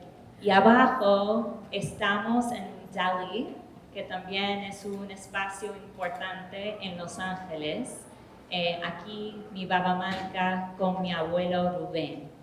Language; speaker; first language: Spanish; early bilingual, heritage; English